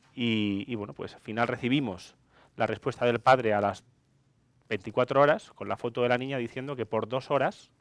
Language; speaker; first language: Spanish; non-native, fluent; Greek